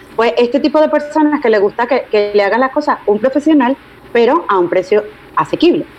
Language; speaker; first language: Spanish; native; Spanish